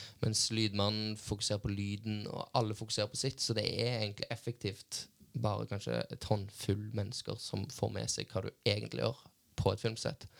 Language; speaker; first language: Norwegian; native; Norwegian